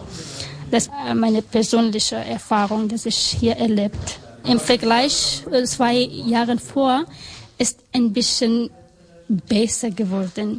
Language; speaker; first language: German; non-native, learner; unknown